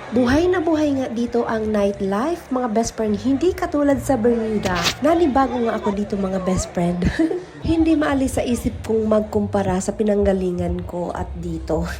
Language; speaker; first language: Filipino; non-native, local second language; Bikol